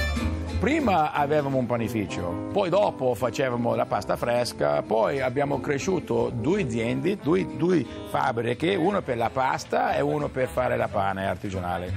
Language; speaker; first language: Italian; early bilingual, heritage; Italian